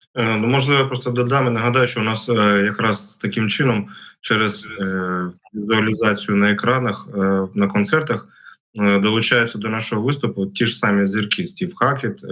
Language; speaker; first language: Ukrainian; native; Ukrainian